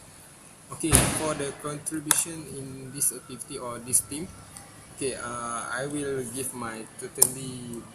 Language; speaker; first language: English; non-native, local second language; Malay